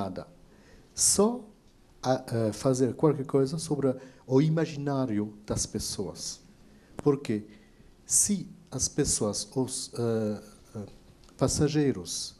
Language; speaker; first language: Portuguese; non-native, fluent; French